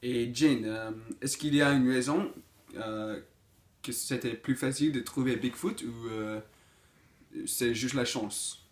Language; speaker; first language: French; non-native, learner; English